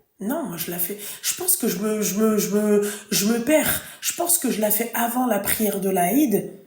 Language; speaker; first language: French; early bilingual, other home language; Arabic